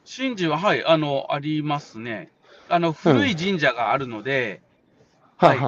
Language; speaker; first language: Japanese; native; Japanese